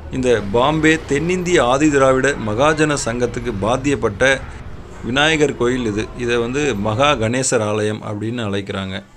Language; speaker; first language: Tamil; native; Tamil